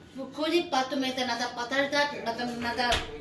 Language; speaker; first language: Russian; non-native, learner; Bangla